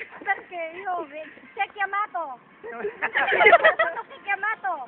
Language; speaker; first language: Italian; non-native, learner; Filipino